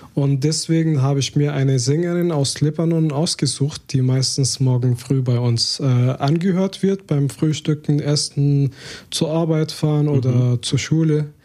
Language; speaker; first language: German; non-native, learner; Arabic